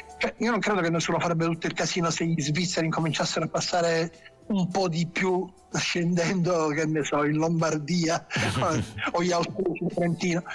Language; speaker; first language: Italian; native; Italian